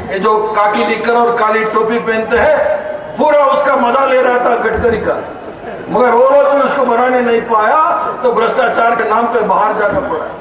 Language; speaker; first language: Hindi; non-native, local second language; Kannada